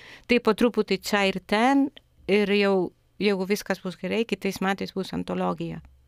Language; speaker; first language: Lithuanian; non-native, fluent; Spanish